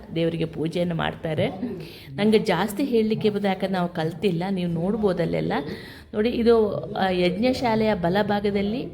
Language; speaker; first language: Kannada; native; Kannada